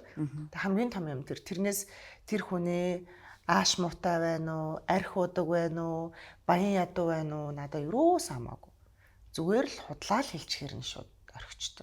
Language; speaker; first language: Mongolian; native; Mongolian